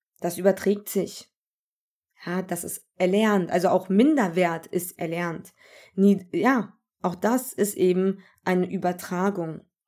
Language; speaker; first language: German; early bilingual, other home language; Turkish